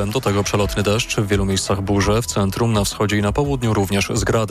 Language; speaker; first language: Polish; native; Polish